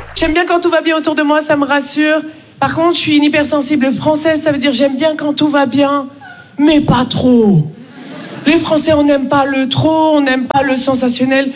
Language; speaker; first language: French; native; French